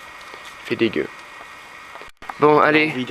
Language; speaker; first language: French; native; French